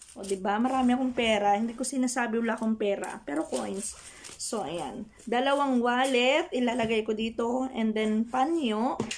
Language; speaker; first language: Filipino; non-native, local second language; Hiligaynon